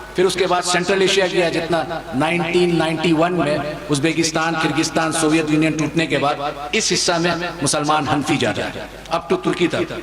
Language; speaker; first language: Hindi; non-native, fluent; Chinese